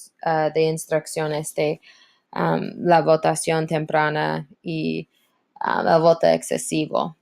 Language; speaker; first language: Spanish; non-native, learner; English